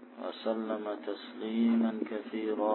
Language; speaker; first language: Arabic; non-native, fluent; Indonesian